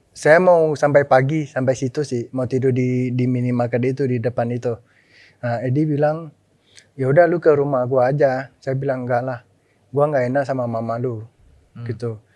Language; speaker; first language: Indonesian; non-native, local second language; Min Nan Chinese